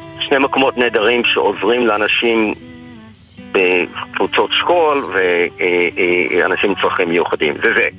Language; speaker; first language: Hebrew; early bilingual, other home language; English